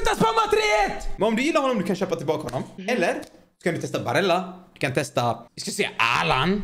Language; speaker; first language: Swedish; native; Swedish